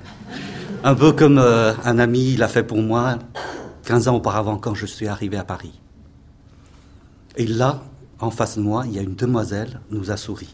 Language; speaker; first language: French; non-native, fluent; Chinese